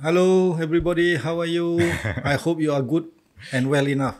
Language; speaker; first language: English; non-native, local second language; Malay